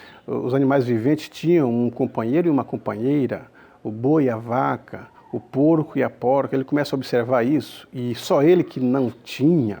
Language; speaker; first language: Portuguese; native; Portuguese